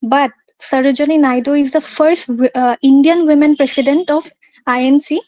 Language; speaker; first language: English; non-native, local second language; Assamese